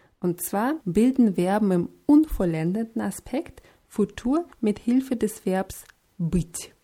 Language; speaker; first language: German; non-native, fluent; Russian